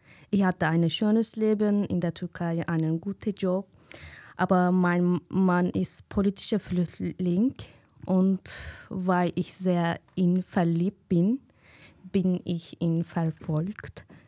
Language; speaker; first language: German; non-native, learner; Kurdish